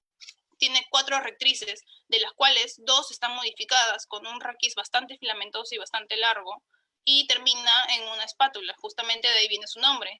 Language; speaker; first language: Spanish; native; Spanish